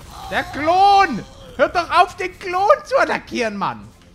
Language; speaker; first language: German; native; German